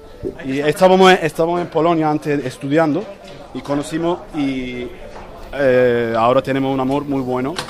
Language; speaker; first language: Spanish; non-native, learner; Turkish